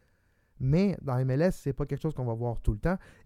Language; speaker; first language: French; native; French